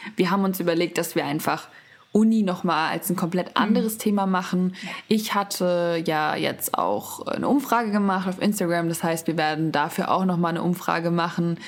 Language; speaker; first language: German; native; German